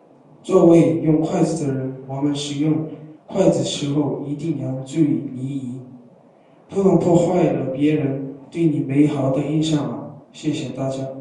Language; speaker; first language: Chinese; non-native, learner; Korean